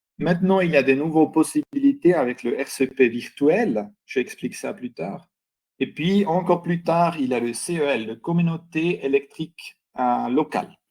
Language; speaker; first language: French; non-native, local second language; German